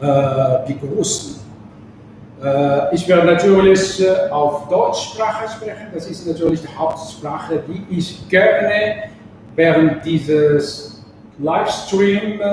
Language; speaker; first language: German; non-native, fluent; Arabic